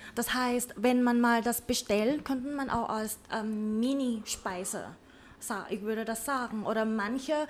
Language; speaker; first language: German; non-native, learner; Thai